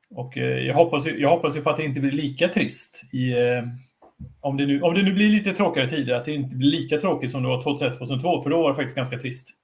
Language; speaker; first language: Swedish; native; Swedish